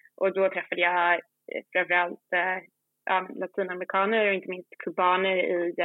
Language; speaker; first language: Swedish; native; Swedish